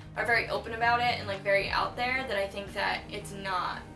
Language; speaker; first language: English; native; English